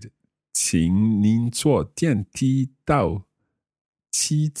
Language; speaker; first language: Chinese; non-native, learner; English